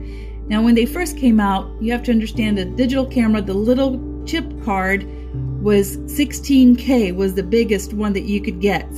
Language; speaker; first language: English; non-native, fluent; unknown